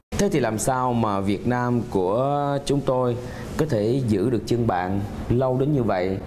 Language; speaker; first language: Vietnamese; native; Vietnamese